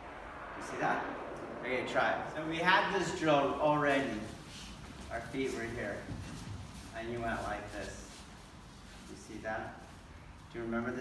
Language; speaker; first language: English; native; English